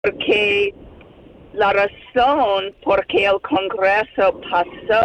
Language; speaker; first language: Spanish; non-native, fluent; English